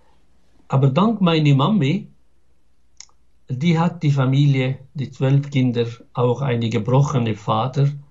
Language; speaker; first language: German; non-native, fluent; Arabic